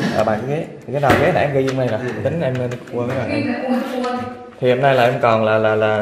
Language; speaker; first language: Vietnamese; native; Vietnamese